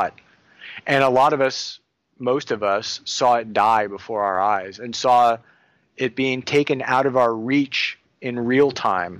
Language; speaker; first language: English; native; English